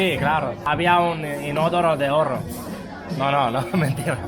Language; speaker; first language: Spanish; non-native, fluent; Hebrew